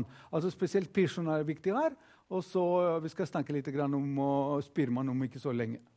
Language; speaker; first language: Norwegian; non-native, fluent; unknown